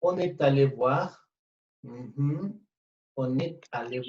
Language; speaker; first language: French; non-native, fluent; Spanish